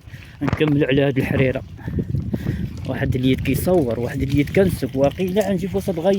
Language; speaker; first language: Arabic; native; Arabic